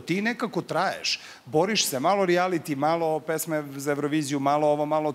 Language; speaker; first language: Serbian; native; Serbian